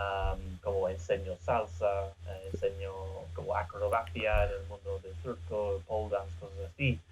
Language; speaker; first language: Spanish; non-native, fluent; English